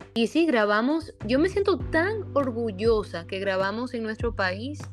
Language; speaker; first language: Spanish; early bilingual, heritage; Spanish